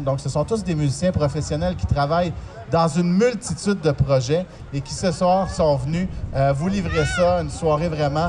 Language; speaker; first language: French; native; French